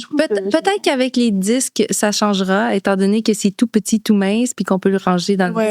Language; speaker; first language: French; native; French